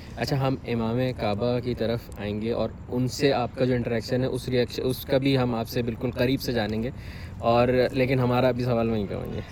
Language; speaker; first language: Urdu; early bilingual, heritage; Urdu